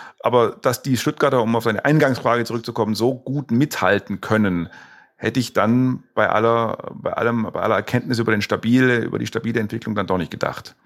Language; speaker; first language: German; native; German